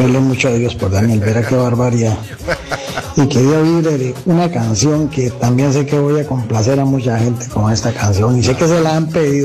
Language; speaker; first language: Spanish; native; Spanish